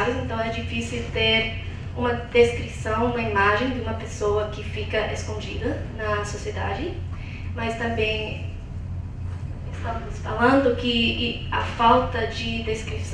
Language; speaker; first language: Portuguese; non-native, fluent; English